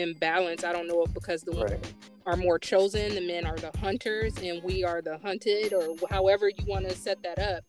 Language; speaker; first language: English; native; English